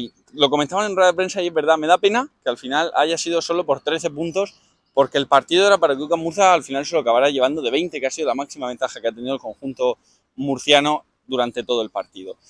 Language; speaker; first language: Spanish; native; Spanish